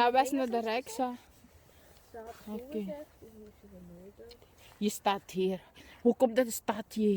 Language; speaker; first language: Dutch; non-native, learner; Filipino